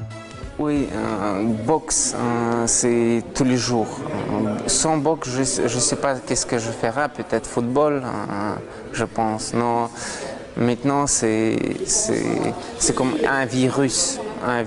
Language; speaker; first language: French; non-native, learner; Russian